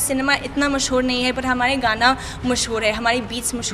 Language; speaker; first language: Hindi; non-native, fluent; English